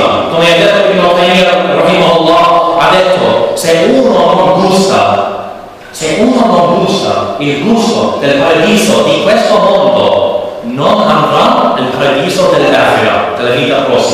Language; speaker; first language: Italian; non-native, learner; English